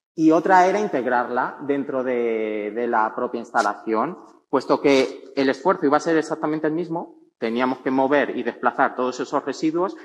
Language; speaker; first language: Spanish; native; Spanish